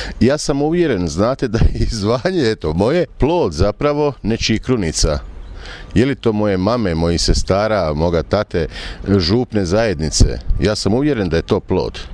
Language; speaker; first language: Croatian; native; Croatian